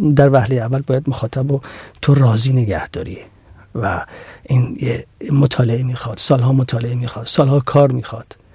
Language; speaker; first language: Persian; non-native, local second language; Central Kurdish